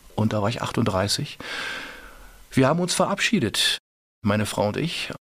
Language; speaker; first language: German; native; German